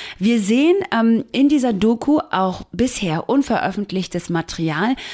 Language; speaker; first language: German; native; German